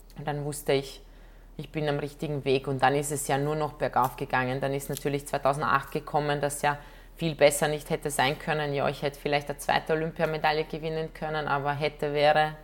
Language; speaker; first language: German; non-native, fluent; Croatian